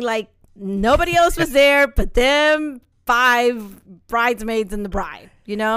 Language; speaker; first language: English; early bilingual, other home language; Spanish